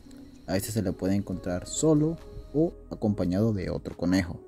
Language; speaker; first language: Spanish; native; Spanish